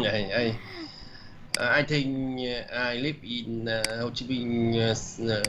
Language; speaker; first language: English; non-native, learner; Vietnamese